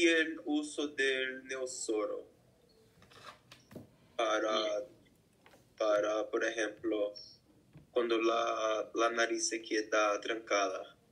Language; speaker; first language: Spanish; non-native, learner; Portuguese